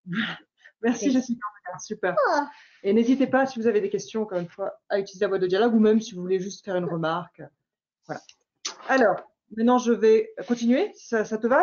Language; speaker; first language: French; native; French